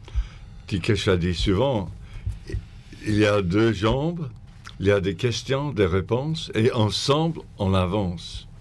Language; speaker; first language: French; non-native, fluent; English